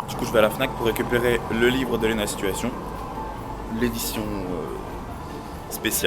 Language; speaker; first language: French; native; French